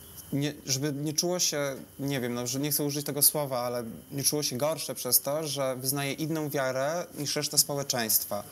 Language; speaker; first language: Polish; native; Polish